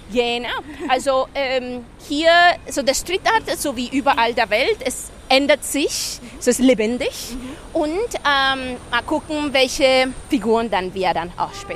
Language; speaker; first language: German; non-native, fluent; Spanish